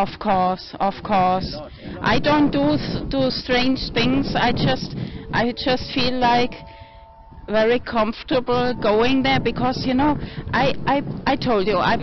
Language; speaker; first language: English; non-native, fluent; German